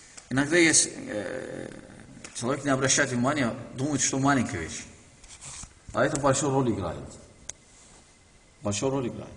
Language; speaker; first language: Russian; non-native, learner; Azerbaijani